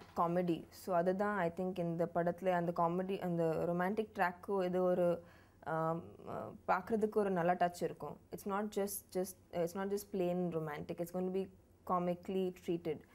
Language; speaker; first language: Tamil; non-native, learner; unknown